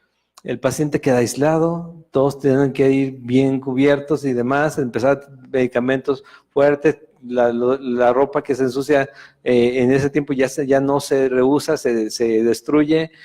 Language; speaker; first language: Spanish; native; Spanish